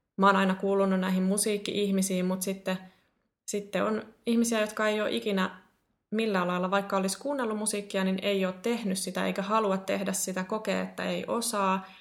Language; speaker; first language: Finnish; native; Finnish